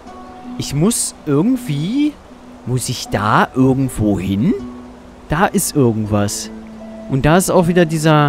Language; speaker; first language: German; native; German